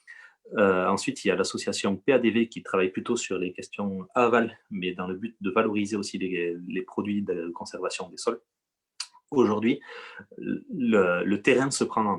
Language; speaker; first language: French; native; French